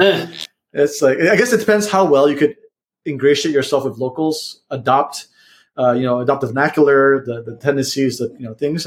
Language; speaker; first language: English; early bilingual, other home language; Vietnamese